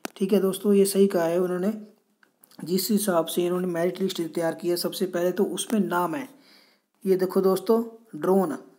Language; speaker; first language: Hindi; non-native, local second language; Punjabi